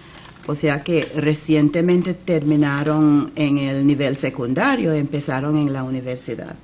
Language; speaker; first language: Spanish; non-native, fluent; English